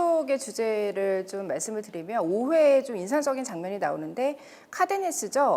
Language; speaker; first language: Korean; native; Korean